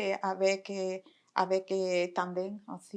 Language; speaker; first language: French; non-native, fluent; Spanish